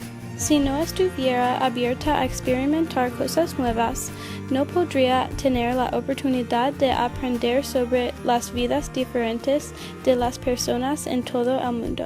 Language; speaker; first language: Spanish; early bilingual, heritage; English